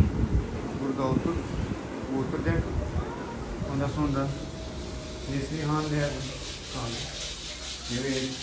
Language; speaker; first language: Turkish; non-native, learner; Urdu